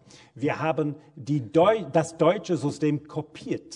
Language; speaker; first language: German; non-native, fluent; English